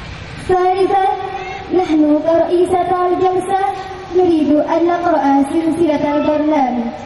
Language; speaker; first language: Arabic; non-native, learner; Indonesian